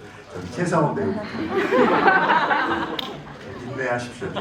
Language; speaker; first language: Korean; native; Korean